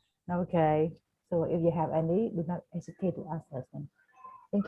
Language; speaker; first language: English; non-native, fluent; Khmer